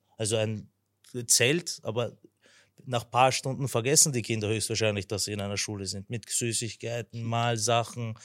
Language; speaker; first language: German; non-native, local second language; Turkish